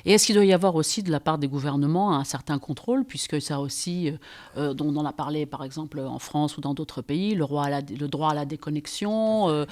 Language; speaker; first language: French; native; French